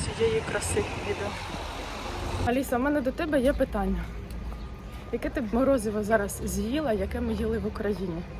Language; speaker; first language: Ukrainian; non-native, local second language; Russian